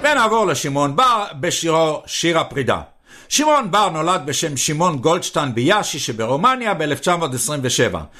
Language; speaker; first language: Hebrew; native; Hebrew